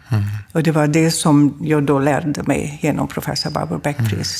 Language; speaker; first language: Swedish; non-native, fluent; German